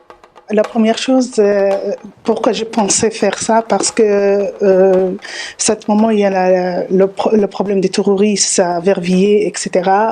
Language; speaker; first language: French; non-native, learner; Arabic